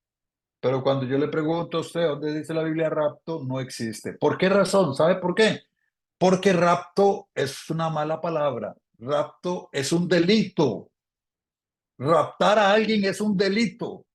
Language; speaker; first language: Spanish; native; Spanish